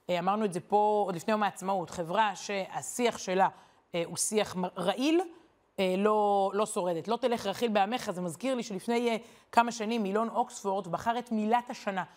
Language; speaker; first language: Hebrew; native; Hebrew